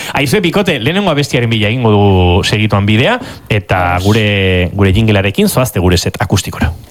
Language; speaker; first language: Basque; native; Basque